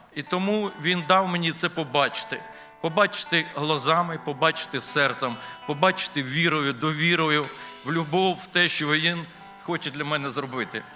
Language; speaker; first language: Ukrainian; non-native, local second language; Russian